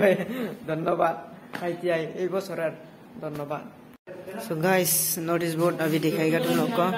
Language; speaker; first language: Hindi; non-native, local second language; Kok Borok